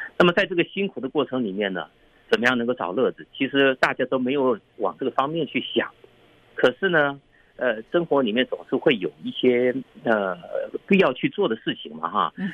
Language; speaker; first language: Chinese; native; Chinese